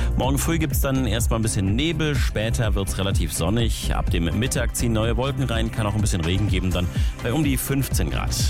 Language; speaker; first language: German; native; German